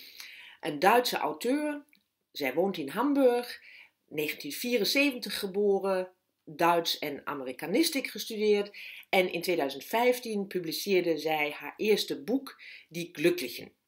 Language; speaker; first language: Dutch; non-native, fluent; German